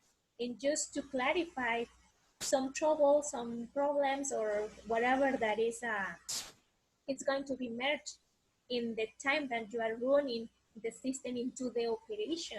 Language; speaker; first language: English; non-native, learner; Spanish